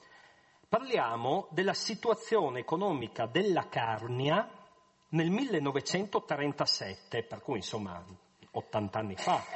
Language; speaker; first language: Italian; native; Italian